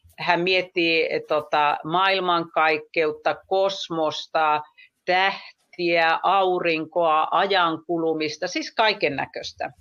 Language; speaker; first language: Finnish; native; Finnish